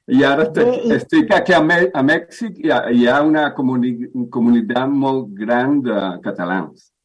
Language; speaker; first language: Catalan; early bilingual, heritage; Spanish